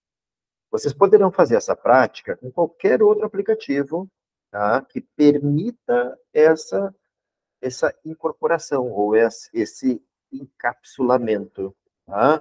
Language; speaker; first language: Portuguese; native; Portuguese